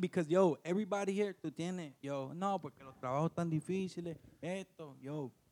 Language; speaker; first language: Spanish; early bilingual, heritage; Spanish